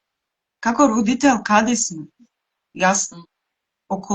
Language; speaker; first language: Macedonian; non-native, local second language; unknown